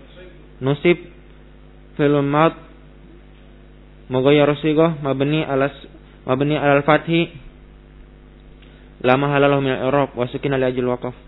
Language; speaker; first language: Arabic; non-native, learner; Indonesian